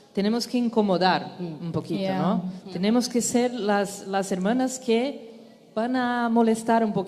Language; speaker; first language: Spanish; non-native, learner; Portuguese